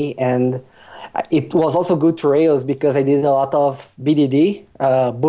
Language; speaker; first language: English; non-native, fluent; Portuguese